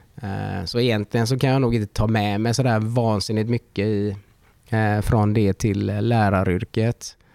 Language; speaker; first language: Swedish; early bilingual, other home language; Finnish